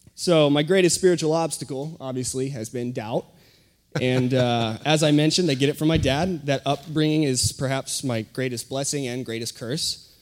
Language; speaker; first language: English; native; English